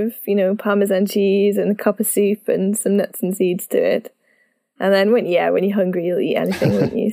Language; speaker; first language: English; native; English